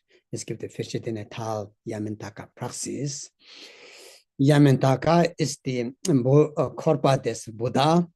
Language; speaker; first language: German; non-native, learner; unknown